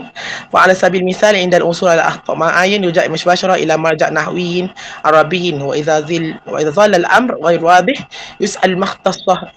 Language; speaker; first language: Arabic; non-native, fluent; Malay